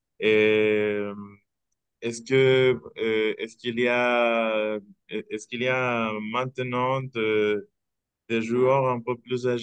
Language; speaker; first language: French; non-native, fluent; Spanish